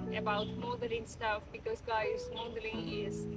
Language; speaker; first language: English; non-native, fluent; Russian